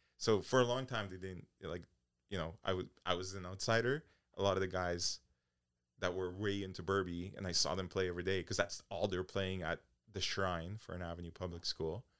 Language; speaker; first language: English; early bilingual, other home language; Polish